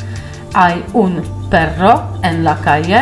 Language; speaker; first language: Spanish; non-native, fluent; Polish